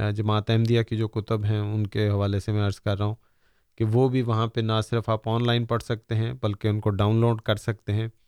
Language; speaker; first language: Urdu; native; Urdu